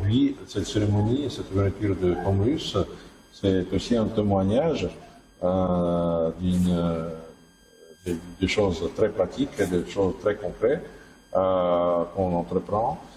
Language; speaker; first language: French; non-native, fluent; Russian